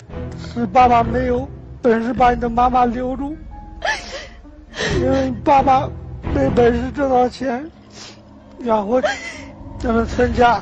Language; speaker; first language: Chinese; native; Chinese